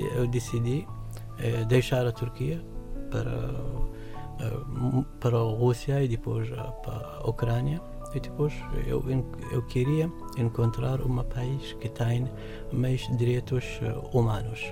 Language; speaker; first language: Portuguese; non-native, learner; Arabic